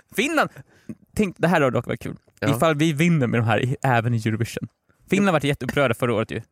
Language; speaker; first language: Swedish; native; Swedish